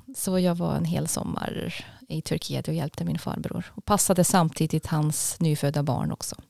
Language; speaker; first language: Swedish; non-native, fluent; German